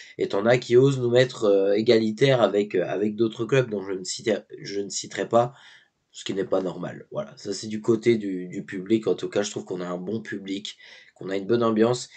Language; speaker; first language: French; native; French